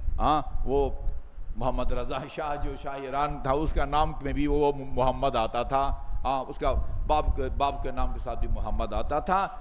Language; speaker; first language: Urdu; non-native, local second language; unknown